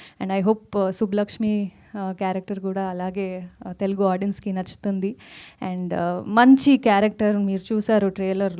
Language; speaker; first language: Telugu; non-native, fluent; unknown